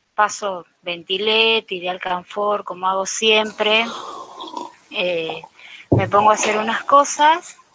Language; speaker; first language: Spanish; native; Spanish